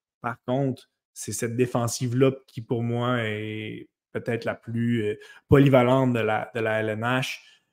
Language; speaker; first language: French; native; French